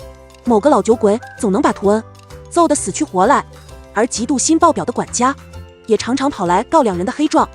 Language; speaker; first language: Chinese; native; Chinese